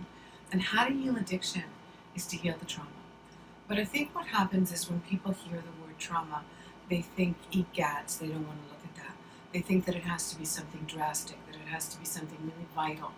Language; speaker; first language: English; native; English